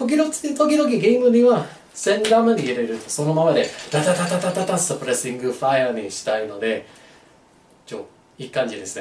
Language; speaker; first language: Japanese; non-native, learner; English